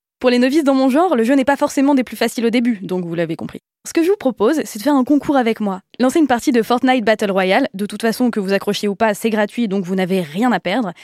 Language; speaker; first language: French; native; French